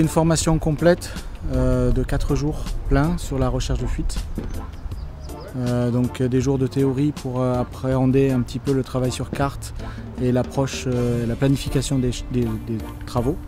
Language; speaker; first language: French; native; French